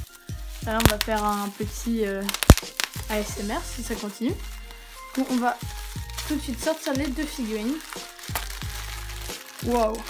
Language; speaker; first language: French; native; French